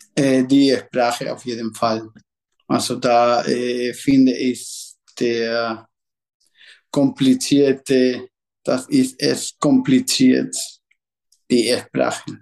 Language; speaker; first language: German; non-native, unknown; Spanish